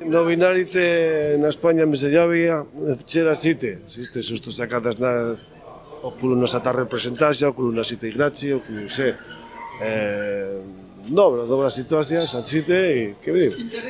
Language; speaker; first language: Macedonian; non-native, fluent; Spanish